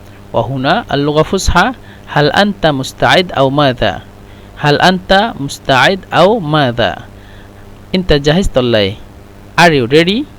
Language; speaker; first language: Arabic; non-native, fluent; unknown